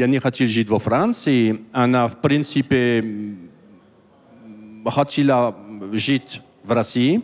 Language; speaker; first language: Russian; non-native, learner; French